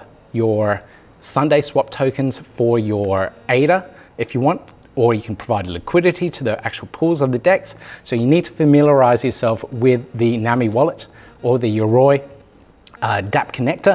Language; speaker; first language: English; native; English